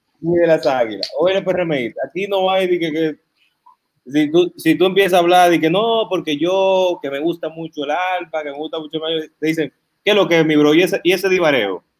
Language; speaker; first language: Spanish; native; Spanish